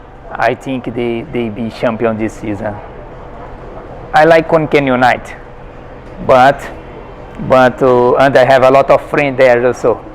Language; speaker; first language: English; non-native, learner; Portuguese